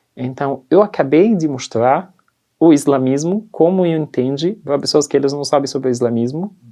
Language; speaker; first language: Portuguese; non-native, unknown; Arabic